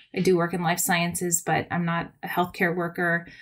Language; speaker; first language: English; native; English